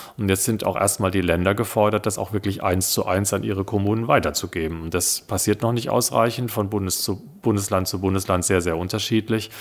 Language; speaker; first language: German; early bilingual, other home language; Italian